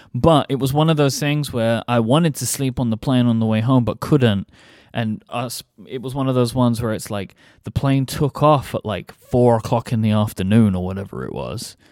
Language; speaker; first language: English; native; English